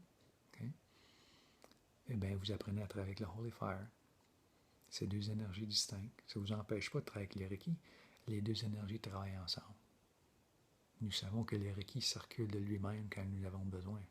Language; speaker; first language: French; native; French